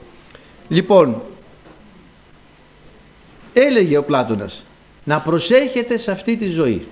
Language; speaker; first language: Greek; native; Greek